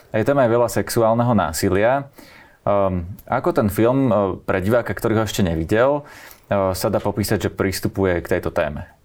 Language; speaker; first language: Slovak; native; Slovak